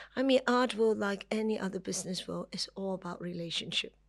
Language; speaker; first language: English; non-native, local second language; Cantonese